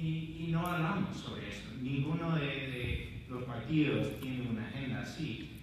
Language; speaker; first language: Spanish; non-native, fluent; English